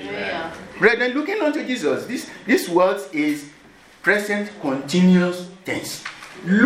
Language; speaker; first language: English; non-native, local second language; Yoruba